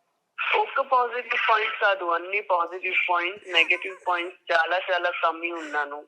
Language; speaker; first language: Telugu; non-native, learner; Gujarati